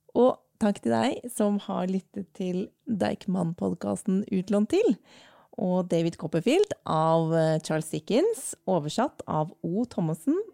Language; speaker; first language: Norwegian; native; Norwegian